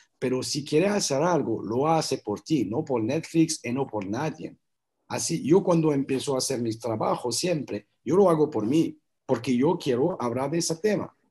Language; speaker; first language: Spanish; non-native, learner; French